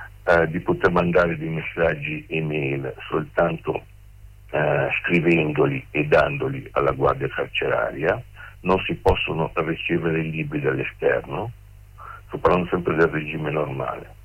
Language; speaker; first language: Italian; native; Italian